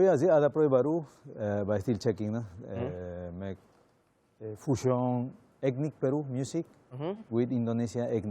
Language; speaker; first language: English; non-native, learner; Spanish